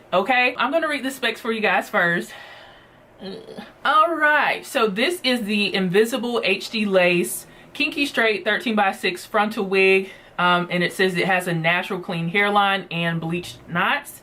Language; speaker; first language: English; native; English